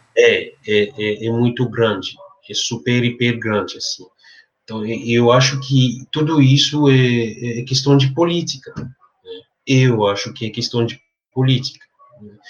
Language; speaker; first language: Portuguese; non-native, fluent; French